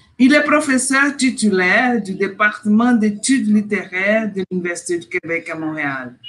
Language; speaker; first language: French; non-native, fluent; Portuguese